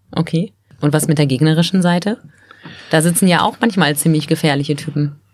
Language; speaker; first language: German; native; German